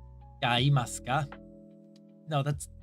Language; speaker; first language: Japanese; non-native, learner; English